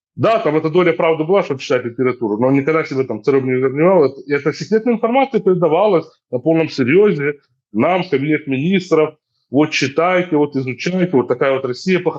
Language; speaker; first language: Russian; native; Russian